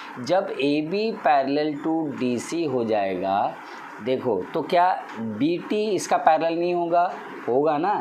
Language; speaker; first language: Hindi; non-native, local second language; Marathi